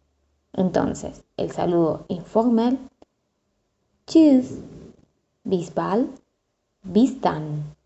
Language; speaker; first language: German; non-native, fluent; Spanish